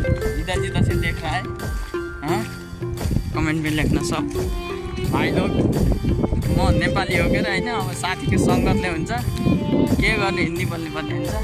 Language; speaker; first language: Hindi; non-native, learner; Nepali